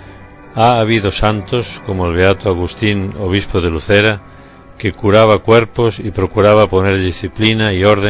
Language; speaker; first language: Spanish; native; Spanish